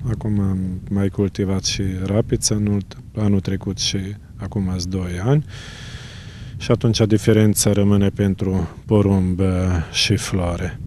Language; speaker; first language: Romanian; non-native, local second language; Hungarian